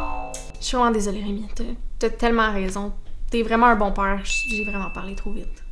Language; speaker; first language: French; native; French